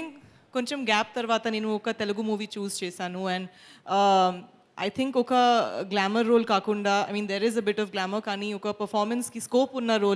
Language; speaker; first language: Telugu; non-native, learner; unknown